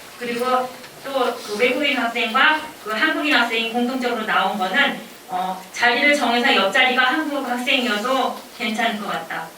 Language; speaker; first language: Korean; native; Korean